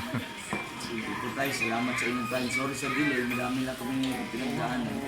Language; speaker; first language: Filipino; non-native, local second language; Cebuano